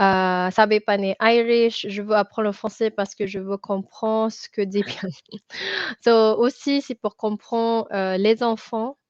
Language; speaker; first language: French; non-native, fluent; Filipino